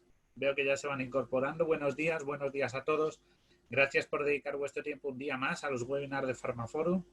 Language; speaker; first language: Spanish; native; Spanish